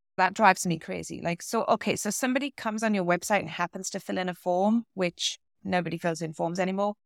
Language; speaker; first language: English; native; English